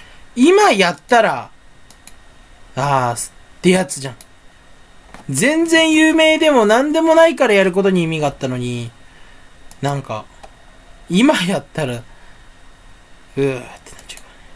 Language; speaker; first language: Japanese; native; Japanese